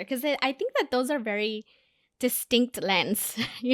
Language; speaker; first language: English; native; English